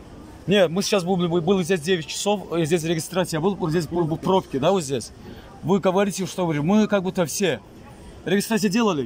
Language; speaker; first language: Russian; non-native, learner; Azerbaijani